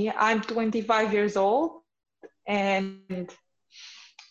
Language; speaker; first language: English; non-native, fluent; Indonesian